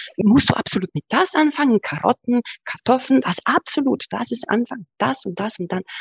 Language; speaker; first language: German; non-native, fluent; Italian